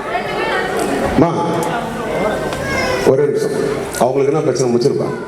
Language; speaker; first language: Tamil; native; Tamil